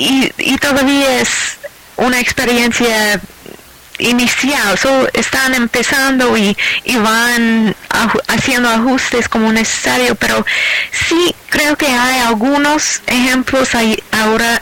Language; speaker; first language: Spanish; non-native, fluent; English